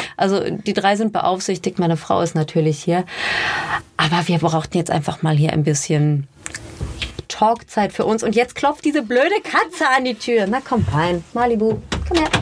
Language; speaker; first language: German; native; German